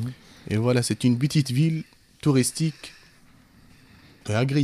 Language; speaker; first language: French; non-native, fluent; Arabic